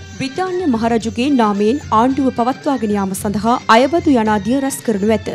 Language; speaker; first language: Sinhala; native; Sinhala